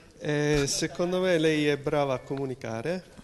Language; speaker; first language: Italian; native; Italian